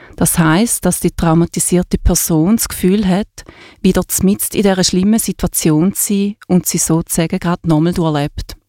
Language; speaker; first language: German; native; German